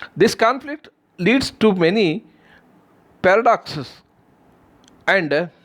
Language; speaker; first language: English; non-native, local second language; Kannada